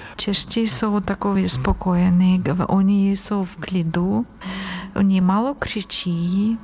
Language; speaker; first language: Czech; non-native, learner; Ukrainian